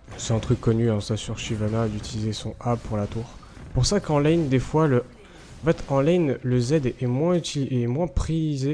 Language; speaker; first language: French; native; French